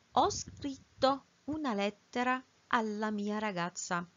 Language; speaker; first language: Italian; non-native, fluent; Arabic